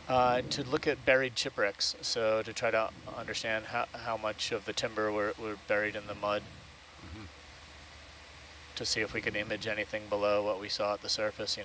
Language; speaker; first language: English; native; English